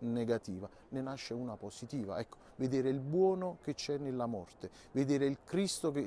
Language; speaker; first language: Italian; native; Italian